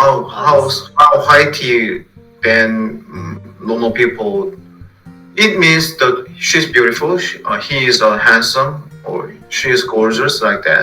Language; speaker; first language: English; non-native, fluent; Korean